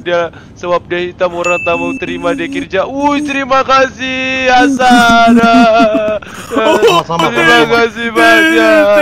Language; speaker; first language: Malay; native; Malay